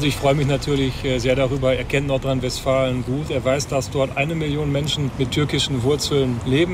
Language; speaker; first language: German; native; German